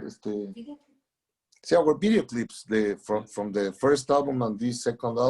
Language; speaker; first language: English; non-native, learner; Spanish